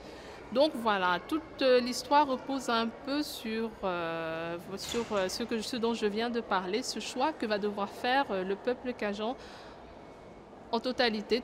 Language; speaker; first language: French; non-native, local second language; Wolof